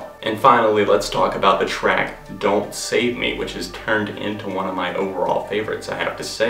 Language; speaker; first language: English; native; English